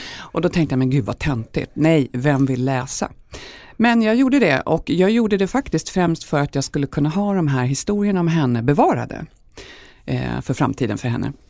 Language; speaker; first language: Swedish; native; Swedish